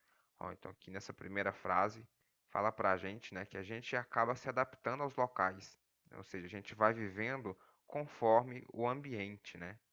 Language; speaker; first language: Portuguese; native; Portuguese